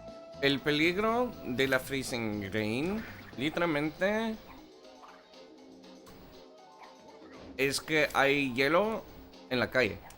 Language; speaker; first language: Spanish; non-native, fluent; English